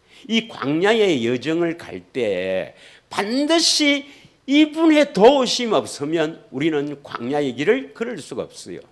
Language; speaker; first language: Korean; native; Korean